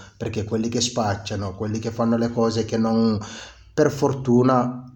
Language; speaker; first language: Italian; non-native, fluent; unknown